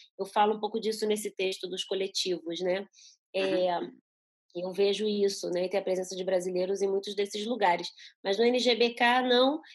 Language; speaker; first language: Portuguese; early bilingual, other home language; Spanish